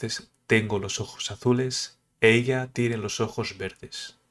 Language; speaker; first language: Spanish; early bilingual, other home language; Portuguese